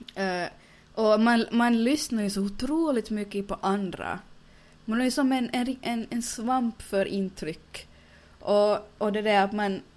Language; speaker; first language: Swedish; native; Swedish